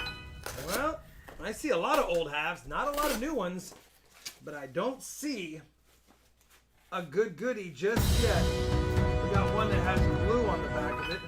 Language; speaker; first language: English; native; English